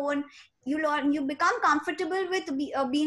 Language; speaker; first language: English; non-native, local second language; Hindi